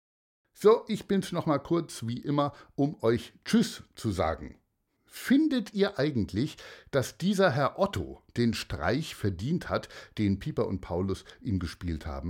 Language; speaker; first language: German; native; German